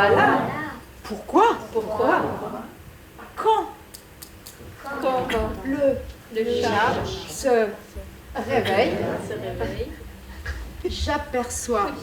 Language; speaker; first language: French; native; French